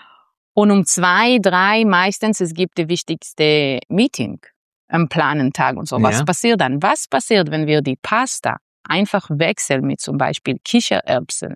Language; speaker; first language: German; non-native, fluent; Hebrew